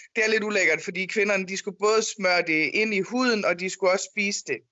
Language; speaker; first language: Danish; native; Danish